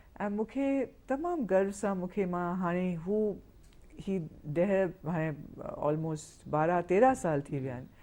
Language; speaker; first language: Sindhi; early bilingual, heritage; Sindhi